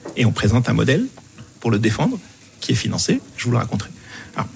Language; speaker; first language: French; non-native, local second language; Arabic